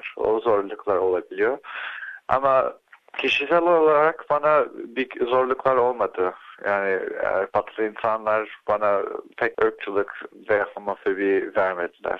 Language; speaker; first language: Turkish; early bilingual, heritage; Turkish